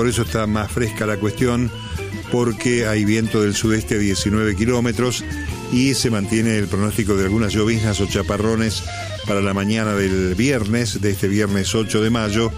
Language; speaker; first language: Spanish; native; Spanish